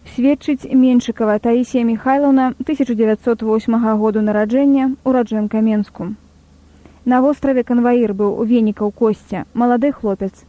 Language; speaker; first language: Belarusian; native; Belarusian